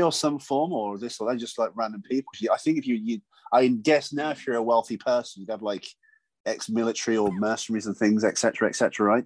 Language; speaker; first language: English; native; English